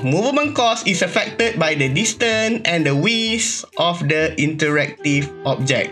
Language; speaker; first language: English; non-native, local second language; Malay